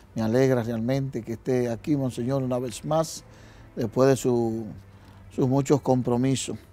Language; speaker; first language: Spanish; native; Spanish